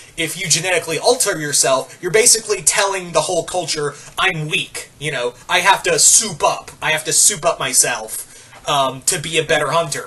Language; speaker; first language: English; native; English